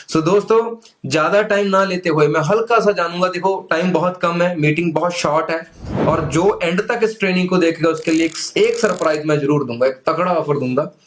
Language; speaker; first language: Hindi; native; Hindi